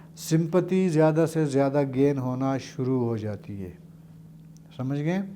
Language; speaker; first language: Urdu; non-native, local second language; Baluchi